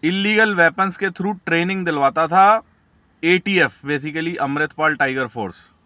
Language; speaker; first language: Hindi; non-native, local second language; Punjabi